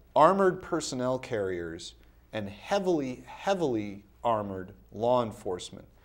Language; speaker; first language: English; native; English